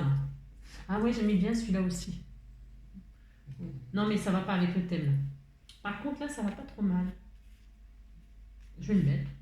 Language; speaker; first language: French; native; French